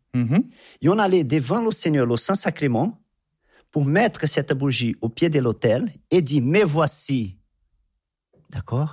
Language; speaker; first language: French; non-native, fluent; Portuguese